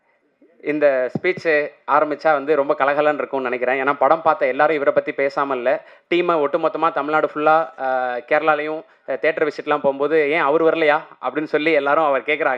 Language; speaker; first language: Tamil; native; Tamil